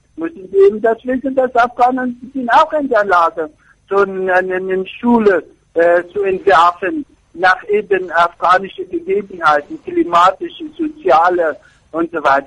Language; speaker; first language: German; non-native, fluent; Persian